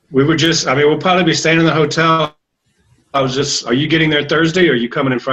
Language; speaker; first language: English; native; English